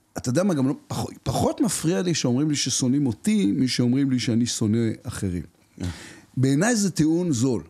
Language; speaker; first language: Hebrew; native; Hebrew